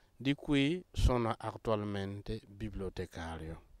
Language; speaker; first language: Italian; non-native, fluent; Mossi